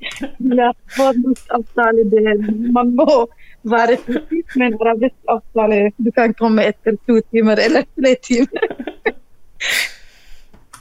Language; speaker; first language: Norwegian; non-native, learner; Arabic